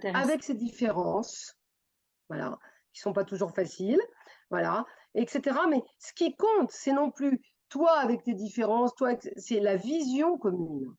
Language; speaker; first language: French; native; French